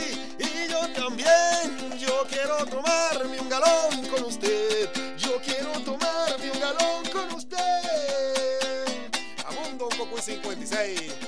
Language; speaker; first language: Spanish; native; Spanish